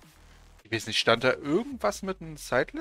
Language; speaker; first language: German; native; German